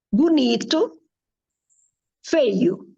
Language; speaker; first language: Portuguese; non-native, fluent; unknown